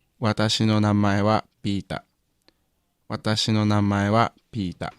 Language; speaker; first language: Japanese; non-native, learner; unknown